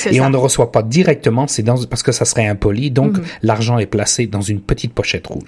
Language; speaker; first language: French; native; French